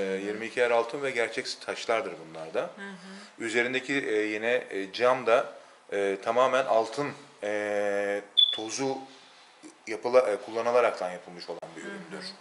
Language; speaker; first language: Turkish; native; Turkish